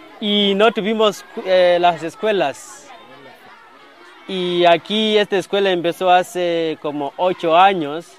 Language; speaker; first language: Spanish; non-native, fluent; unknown